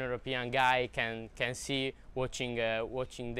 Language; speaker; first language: English; non-native, learner; Italian